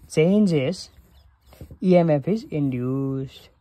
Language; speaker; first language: English; non-native, local second language; Nepali